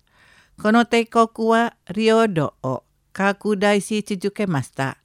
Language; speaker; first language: Japanese; non-native, fluent; Indonesian